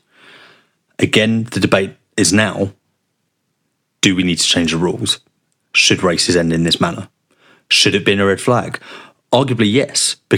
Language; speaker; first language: English; native; English